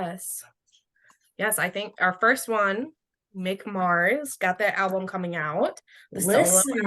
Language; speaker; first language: English; native; English